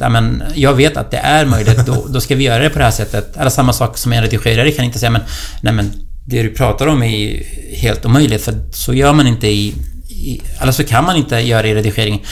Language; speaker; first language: Swedish; non-native, fluent; Kurdish